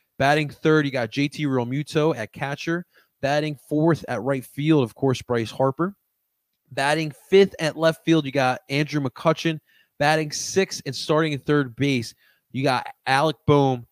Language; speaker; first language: English; early bilingual, other home language; Spanish